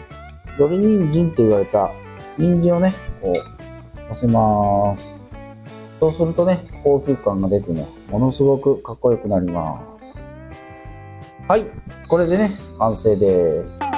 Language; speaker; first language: Japanese; native; Japanese